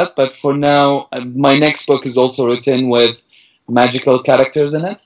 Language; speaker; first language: English; non-native, fluent; Arabic